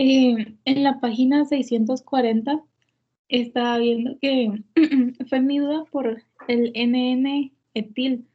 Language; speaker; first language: Spanish; native; Spanish